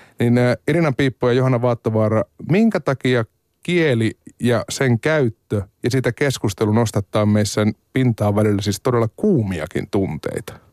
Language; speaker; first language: Finnish; native; Finnish